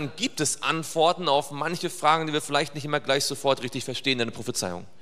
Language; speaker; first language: German; native; German